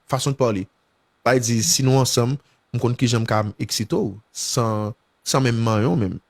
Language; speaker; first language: Haitian Creole; native; Haitian Creole